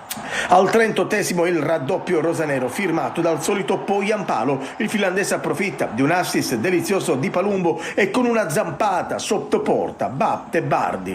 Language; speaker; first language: Italian; native; Italian